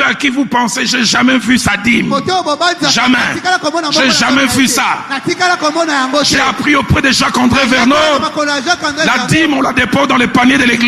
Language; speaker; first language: French; non-native, local second language; Lingala